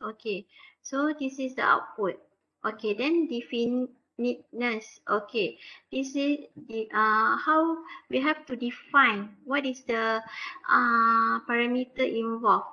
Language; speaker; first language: English; non-native, local second language; Malay